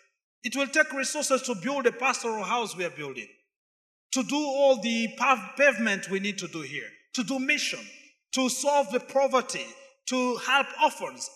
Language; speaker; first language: English; non-native, fluent; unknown